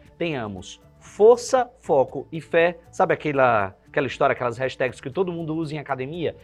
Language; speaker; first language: Portuguese; native; Portuguese